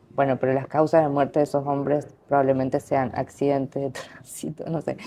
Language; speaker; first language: Spanish; native; Spanish